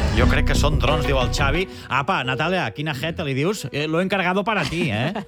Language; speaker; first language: Catalan; native; Catalan